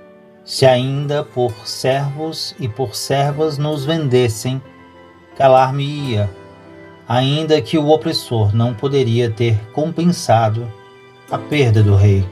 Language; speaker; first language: Portuguese; native; Portuguese